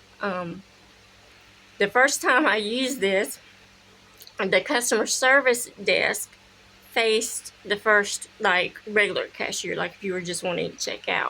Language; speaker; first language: English; native; English